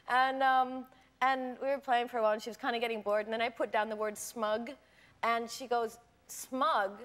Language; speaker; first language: English; native; English